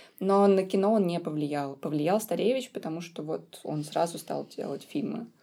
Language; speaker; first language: Russian; native; Russian